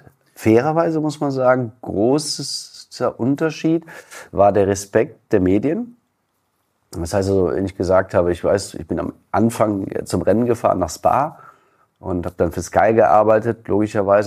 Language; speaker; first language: German; native; German